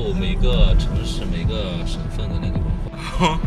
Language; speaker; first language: Chinese; native; Chinese